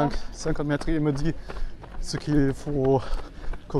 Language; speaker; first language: French; non-native, fluent; German